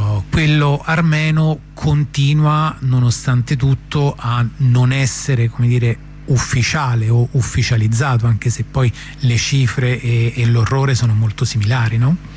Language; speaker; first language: Italian; native; Italian